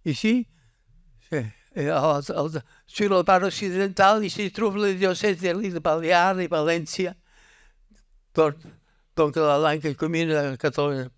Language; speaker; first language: French; non-native, learner; Catalan